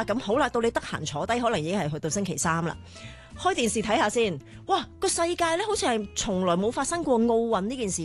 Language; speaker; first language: Cantonese; native; Cantonese